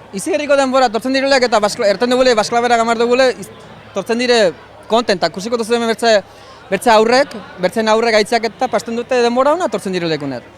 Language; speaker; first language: Basque; native; Basque